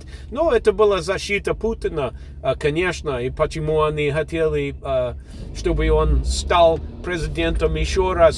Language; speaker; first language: Russian; non-native, fluent; English